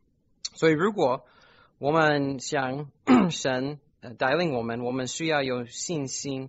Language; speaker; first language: Chinese; non-native, fluent; English